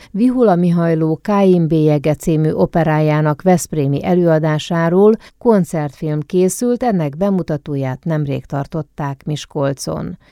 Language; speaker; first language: Hungarian; native; Hungarian